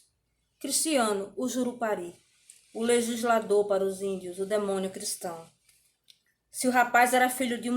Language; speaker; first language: Portuguese; native; Portuguese